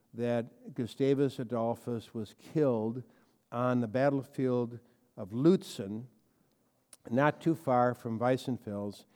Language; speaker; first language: English; native; English